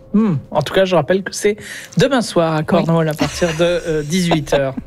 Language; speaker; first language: French; native; French